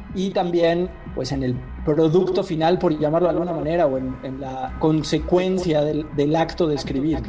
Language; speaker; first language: Spanish; native; Spanish